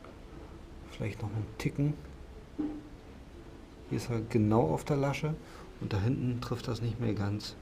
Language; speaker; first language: German; native; German